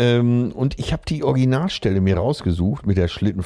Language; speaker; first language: German; native; German